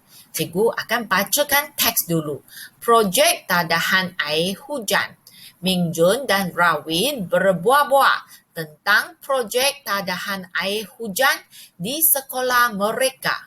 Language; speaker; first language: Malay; non-native, local second language; Chinese